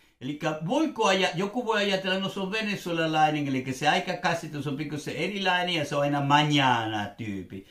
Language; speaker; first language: Finnish; non-native, fluent; Spanish